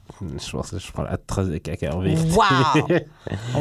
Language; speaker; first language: French; native; French